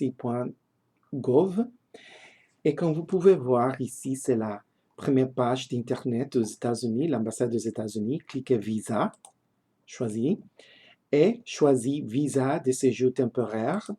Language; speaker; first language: French; non-native, learner; English